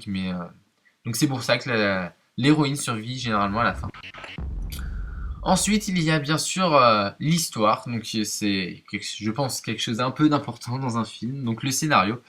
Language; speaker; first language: French; native; French